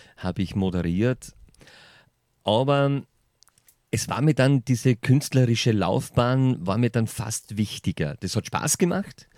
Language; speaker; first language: German; native; German